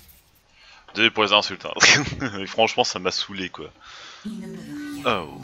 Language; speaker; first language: French; native; French